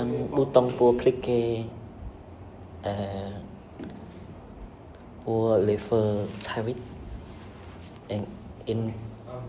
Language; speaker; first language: French; non-native, learner; Khmer